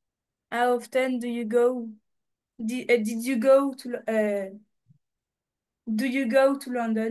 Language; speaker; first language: English; non-native, learner; French